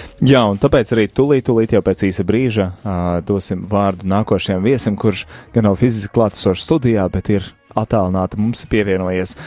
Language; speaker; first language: Latvian; native; Latvian